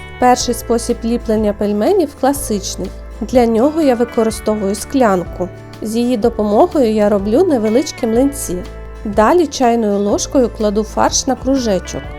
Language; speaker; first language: Ukrainian; native; Ukrainian